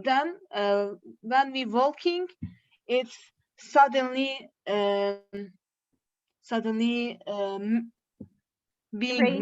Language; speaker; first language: English; non-native, learner; Turkish